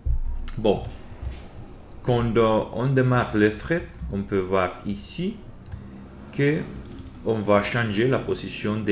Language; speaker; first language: French; non-native, learner; Spanish